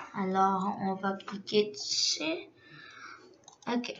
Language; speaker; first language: French; early bilingual, other home language; Korean